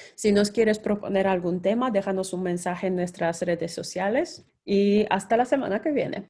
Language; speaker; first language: Spanish; non-native, fluent; Polish